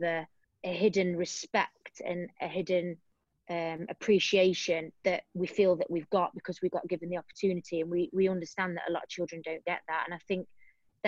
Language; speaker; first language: English; native; English